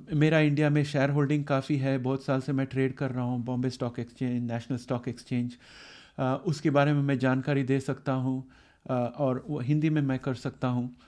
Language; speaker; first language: Hindi; non-native, local second language; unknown